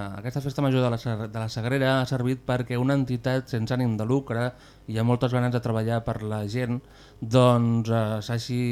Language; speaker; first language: Catalan; native; Catalan